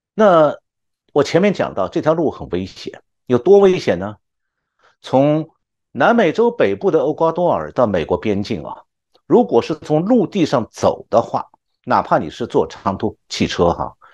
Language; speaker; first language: Chinese; native; Chinese